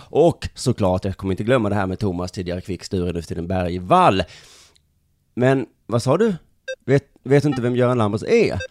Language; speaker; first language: Swedish; native; Swedish